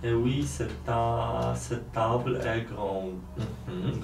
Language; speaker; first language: French; non-native, learner; Polish